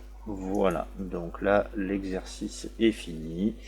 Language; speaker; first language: French; native; French